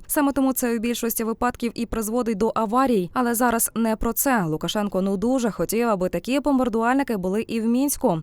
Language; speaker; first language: Ukrainian; native; Ukrainian